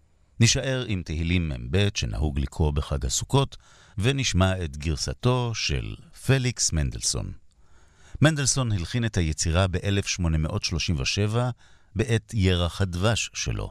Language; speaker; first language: Hebrew; native; Hebrew